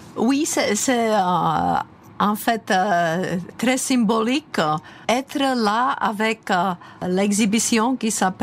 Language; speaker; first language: French; non-native, fluent; Czech